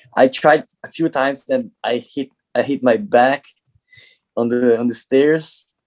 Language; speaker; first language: English; non-native, learner; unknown